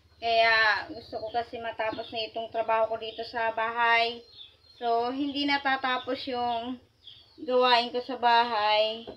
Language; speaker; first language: Filipino; non-native, local second language; Masbatenyo